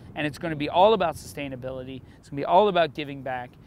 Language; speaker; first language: English; native; English